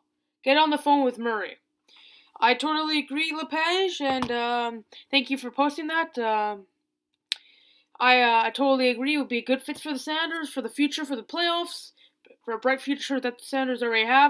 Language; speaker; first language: English; native; English